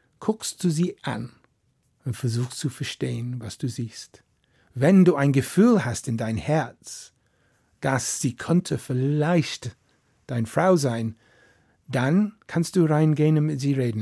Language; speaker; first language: German; non-native, fluent; English